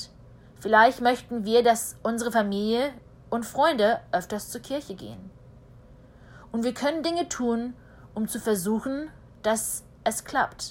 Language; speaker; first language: German; early bilingual, heritage; German